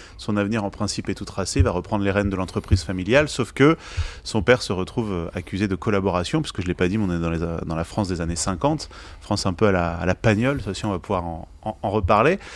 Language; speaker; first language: French; native; French